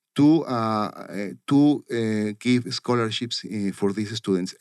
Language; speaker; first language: English; non-native, fluent; Spanish